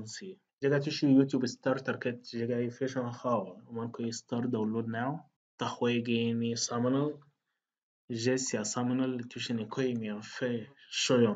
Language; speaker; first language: Chinese; non-native, fluent; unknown